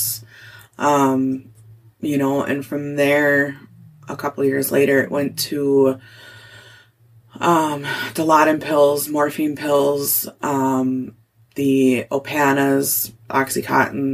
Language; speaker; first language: English; native; English